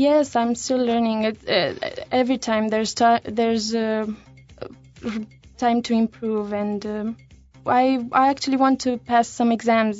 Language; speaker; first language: English; non-native, fluent; Romanian